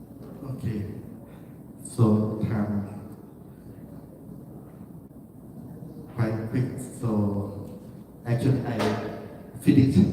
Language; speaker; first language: English; non-native, learner; Thai